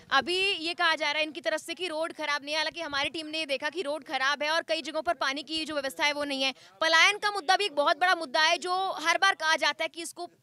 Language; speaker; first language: Hindi; native; Hindi